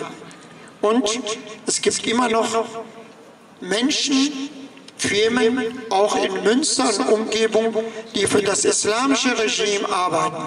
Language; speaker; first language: German; non-native, fluent; Persian